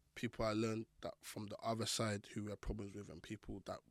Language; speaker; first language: English; native; English